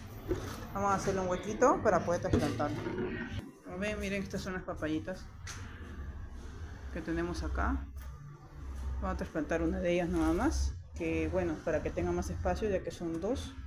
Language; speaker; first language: Spanish; native; Spanish